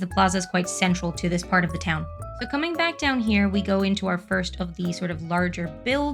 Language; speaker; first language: English; native; English